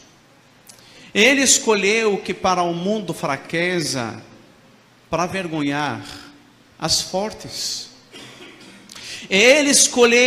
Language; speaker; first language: Portuguese; non-native, fluent; Arabic